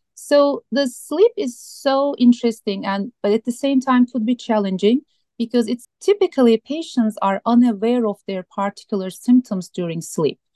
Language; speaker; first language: English; non-native, fluent; Turkish